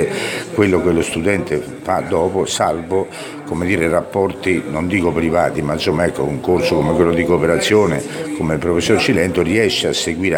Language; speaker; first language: Italian; native; Italian